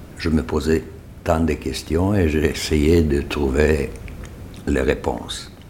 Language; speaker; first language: French; non-native, fluent; Romanian